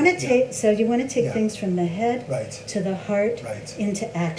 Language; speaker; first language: English; native; English